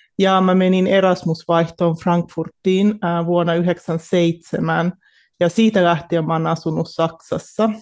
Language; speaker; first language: Finnish; native; Finnish